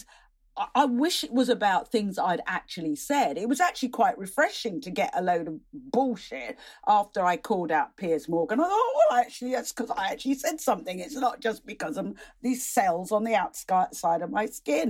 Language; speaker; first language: English; native; English